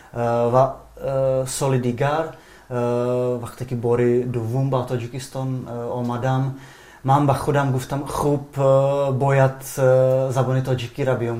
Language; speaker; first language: Persian; non-native, fluent; Czech